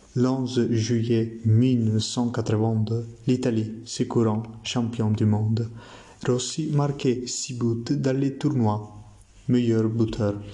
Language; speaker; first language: French; non-native, learner; Italian